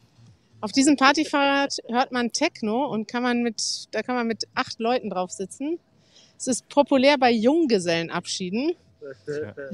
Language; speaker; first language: German; native; German